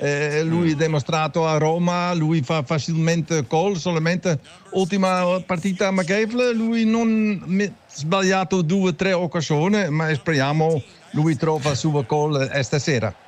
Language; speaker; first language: Italian; non-native, learner; Dutch